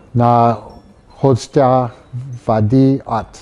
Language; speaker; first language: Russian; non-native, learner; English